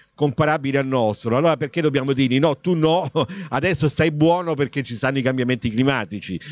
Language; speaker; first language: Italian; native; Italian